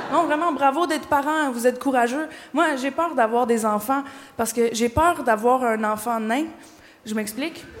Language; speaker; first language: French; native; French